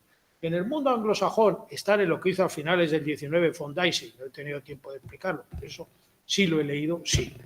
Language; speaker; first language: Spanish; native; Spanish